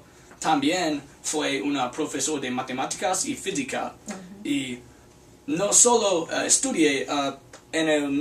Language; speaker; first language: Spanish; non-native, learner; English